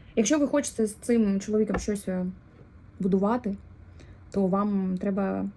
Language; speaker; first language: Ukrainian; non-native, local second language; Russian